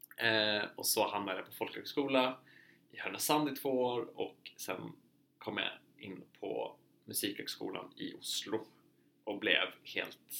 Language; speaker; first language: Swedish; native; Swedish